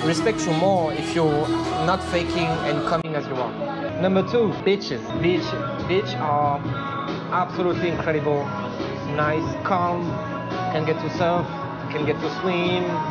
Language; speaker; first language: English; non-native, fluent; French